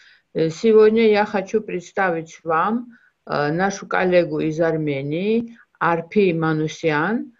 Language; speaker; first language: Russian; non-native, local second language; Georgian